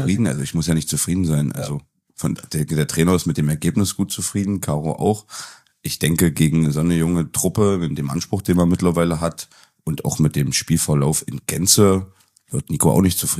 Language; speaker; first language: German; native; German